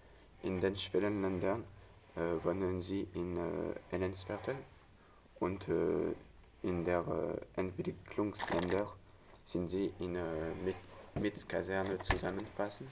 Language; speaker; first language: German; non-native, learner; French